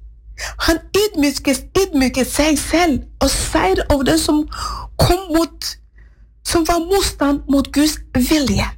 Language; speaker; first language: Norwegian; non-native, fluent; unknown